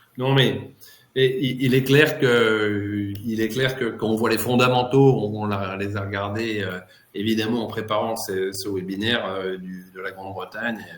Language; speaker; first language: French; native; French